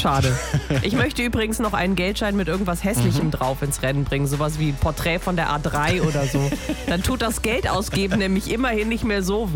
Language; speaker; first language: German; native; German